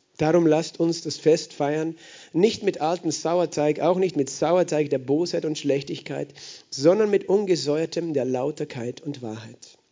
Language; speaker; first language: German; native; German